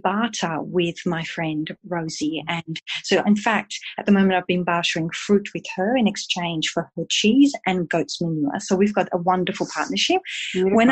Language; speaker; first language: English; native; English